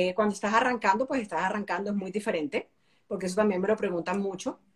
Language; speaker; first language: Spanish; native; Spanish